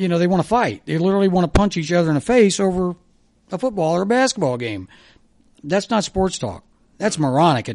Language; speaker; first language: English; native; English